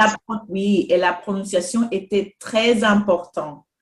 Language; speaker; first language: French; non-native, fluent; Spanish